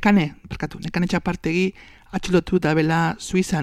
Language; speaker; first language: Basque; native; Basque